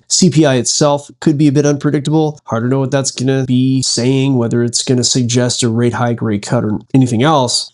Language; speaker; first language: English; native; English